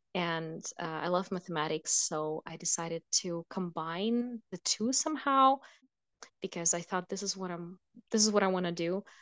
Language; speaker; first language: English; non-native, fluent; Russian